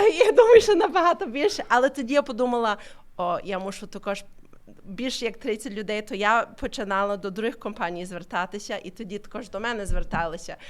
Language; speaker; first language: Ukrainian; early bilingual, heritage; Ukrainian